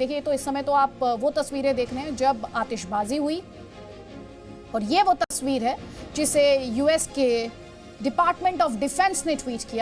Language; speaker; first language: Hindi; native; Hindi